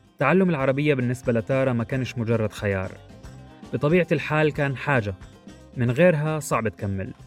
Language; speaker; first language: Arabic; native; Arabic